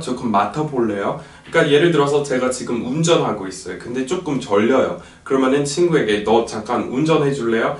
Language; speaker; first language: Korean; non-native, fluent; English